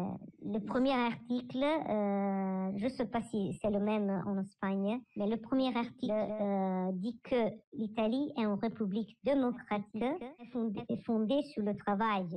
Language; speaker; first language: French; non-native, learner; Italian